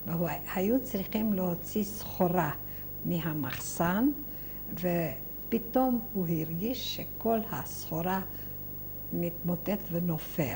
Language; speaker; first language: Hebrew; non-native, fluent; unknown